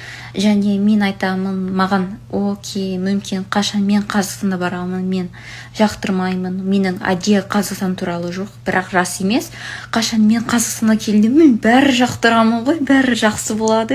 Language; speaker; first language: Kazakh; non-native, learner; English